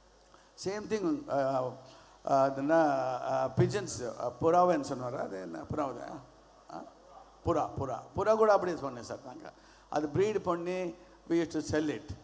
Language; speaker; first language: Tamil; non-native, learner; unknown